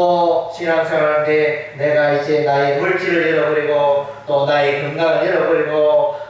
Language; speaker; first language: Korean; native; Korean